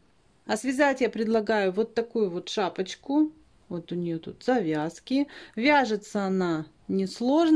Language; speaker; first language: Russian; native; Russian